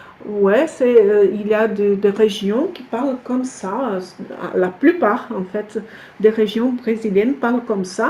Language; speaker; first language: French; non-native, fluent; Portuguese